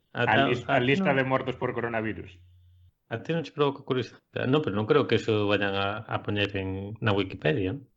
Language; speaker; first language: Galician; non-native, local second language; Spanish